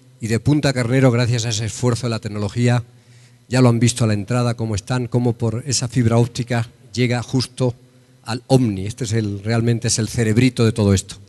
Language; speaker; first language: Spanish; native; Spanish